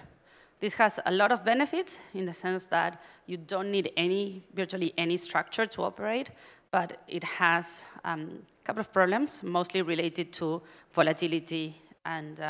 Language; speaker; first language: English; non-native, fluent; Spanish